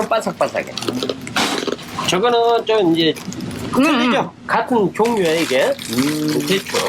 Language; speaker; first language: Korean; native; Korean